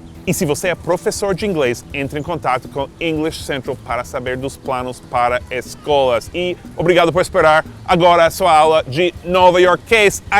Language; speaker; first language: Portuguese; non-native, fluent; English